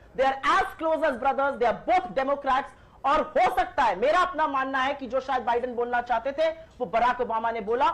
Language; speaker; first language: Hindi; native; Hindi